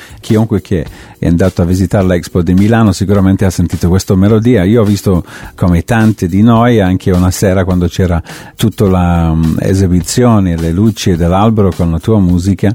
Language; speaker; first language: Italian; non-native, fluent; English